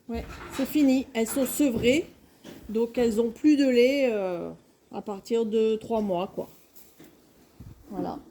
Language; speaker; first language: French; native; French